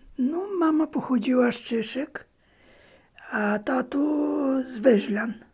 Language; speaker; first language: Polish; early bilingual, heritage; Polish